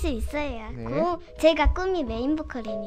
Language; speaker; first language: Korean; early bilingual, other home language; Russian